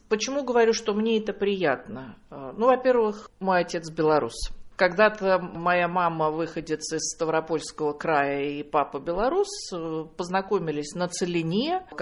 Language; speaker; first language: Russian; native; Russian